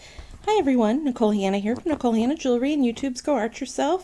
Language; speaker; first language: English; native; English